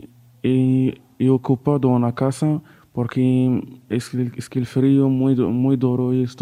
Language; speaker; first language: Spanish; non-native, learner; Arabic